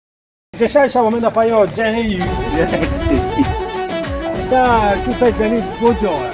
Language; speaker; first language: Chinese; non-native, fluent; Italian